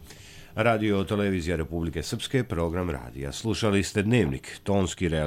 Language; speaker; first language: Serbian; native; Serbian